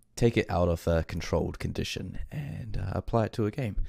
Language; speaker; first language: English; native; English